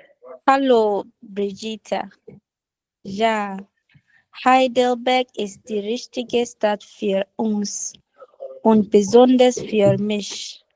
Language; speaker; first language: German; non-native, learner; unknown